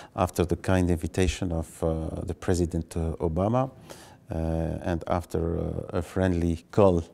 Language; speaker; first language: English; non-native, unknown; Arabic